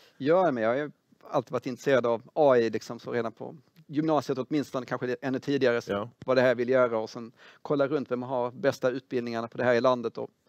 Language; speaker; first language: Swedish; native; Swedish